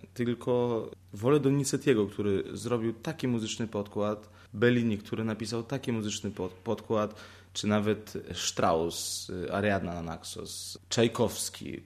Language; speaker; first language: Polish; early bilingual, other home language; Ukrainian